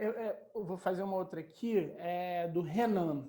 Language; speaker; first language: Portuguese; native; Portuguese